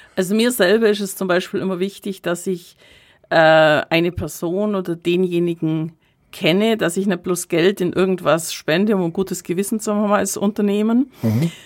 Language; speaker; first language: German; native; German